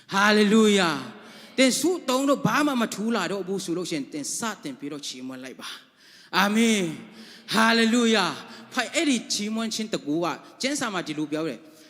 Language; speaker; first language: Burmese; non-native, local second language; Tedim Chin